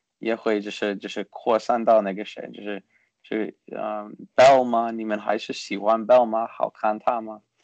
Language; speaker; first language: Chinese; early bilingual, heritage; Chinese